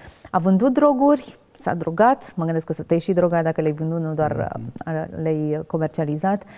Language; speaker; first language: Romanian; native; Romanian